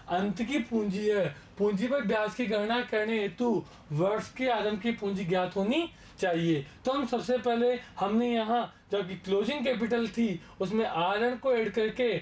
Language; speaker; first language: Hindi; native; Hindi